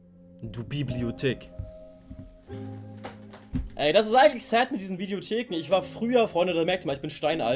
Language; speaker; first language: German; native; German